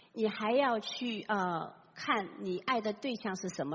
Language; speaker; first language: Chinese; native; Chinese